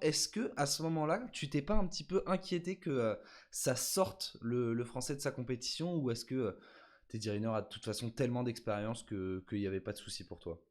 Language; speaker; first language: French; native; French